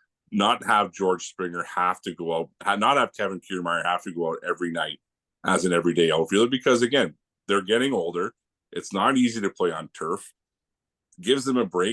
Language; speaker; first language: English; native; English